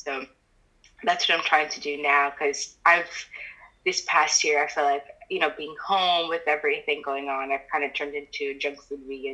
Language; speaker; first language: English; native; English